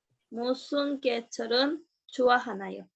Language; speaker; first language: Korean; non-native, learner; Spanish